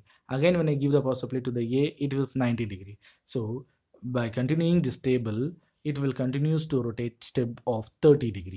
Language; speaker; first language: English; non-native, local second language; Tamil